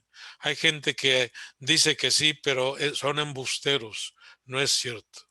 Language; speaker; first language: Spanish; early bilingual, heritage; Spanish